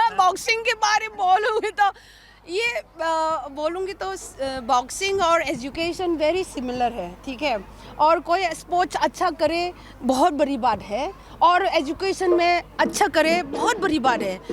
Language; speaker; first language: Hindi; non-native, local second language; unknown